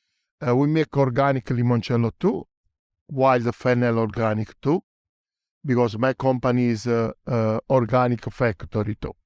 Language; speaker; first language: English; non-native, learner; Italian